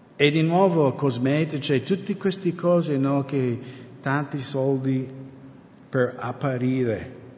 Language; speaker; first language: Italian; non-native, fluent; English